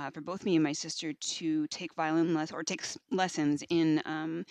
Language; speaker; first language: English; native; English